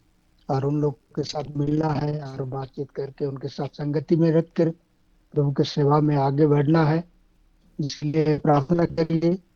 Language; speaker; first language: Hindi; non-native, local second language; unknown